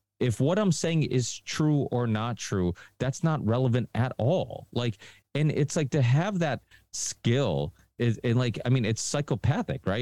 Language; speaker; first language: English; early bilingual, other home language; Portuguese